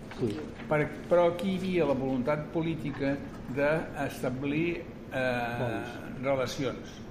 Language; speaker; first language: Catalan; native; Catalan